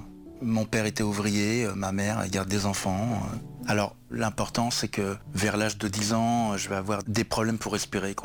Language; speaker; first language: French; native; French